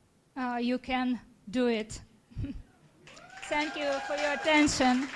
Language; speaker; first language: English; non-native, learner; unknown